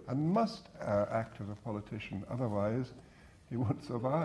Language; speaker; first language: English; native; English